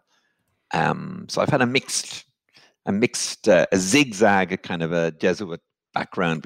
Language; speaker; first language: English; native; English